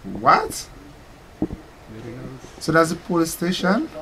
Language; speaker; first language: English; non-native, fluent; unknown